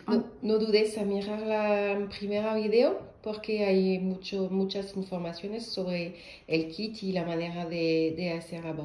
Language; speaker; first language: Spanish; non-native, learner; French